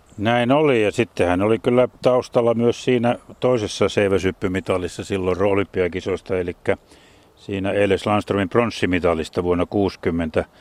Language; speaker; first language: Finnish; native; Finnish